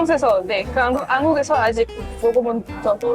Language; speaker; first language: Korean; non-native, learner; French